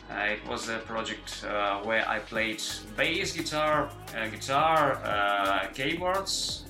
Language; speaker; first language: English; non-native, learner; Ukrainian